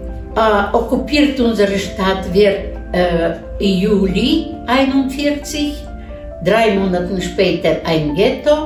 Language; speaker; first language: German; non-native, learner; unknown